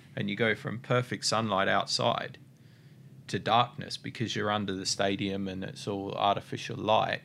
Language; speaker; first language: English; native; English